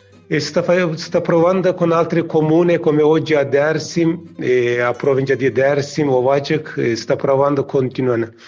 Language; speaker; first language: Italian; non-native, learner; Kurdish